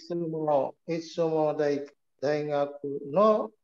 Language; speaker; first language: Japanese; non-native, learner; Indonesian